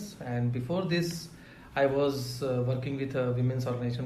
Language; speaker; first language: English; non-native, local second language; Hindi